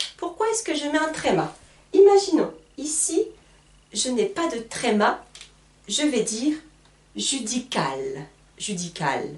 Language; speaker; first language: French; native; French